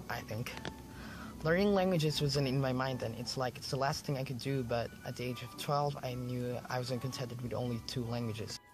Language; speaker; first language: English; non-native, local second language; Filipino